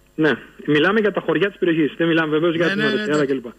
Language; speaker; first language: Greek; native; Greek